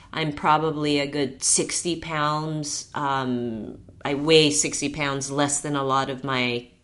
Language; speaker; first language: English; early bilingual, heritage; Chinese